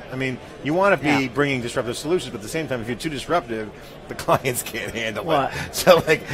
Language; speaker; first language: English; native; English